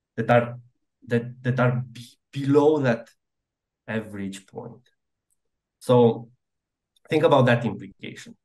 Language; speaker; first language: English; non-native, fluent; Romanian